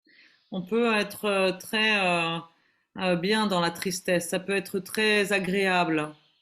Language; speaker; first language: French; native; French